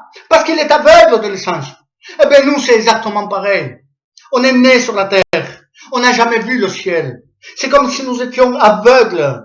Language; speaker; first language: French; native; French